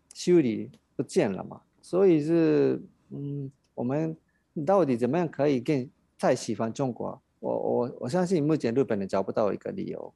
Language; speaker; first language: Chinese; non-native, fluent; Japanese